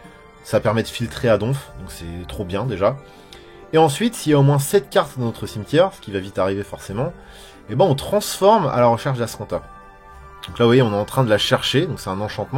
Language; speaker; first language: French; native; French